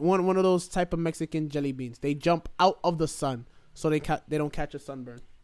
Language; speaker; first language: English; native; English